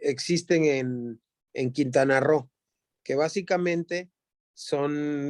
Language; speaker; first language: Spanish; native; Spanish